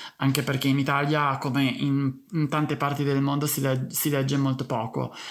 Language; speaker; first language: Italian; native; Italian